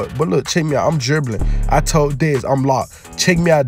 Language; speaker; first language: English; native; English